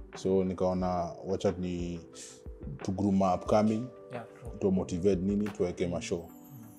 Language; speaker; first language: Swahili; native; Swahili